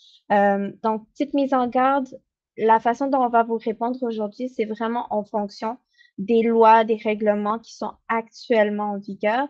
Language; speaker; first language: French; native; French